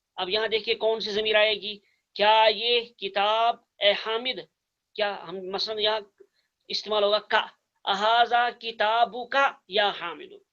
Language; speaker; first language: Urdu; non-native, local second language; Kashmiri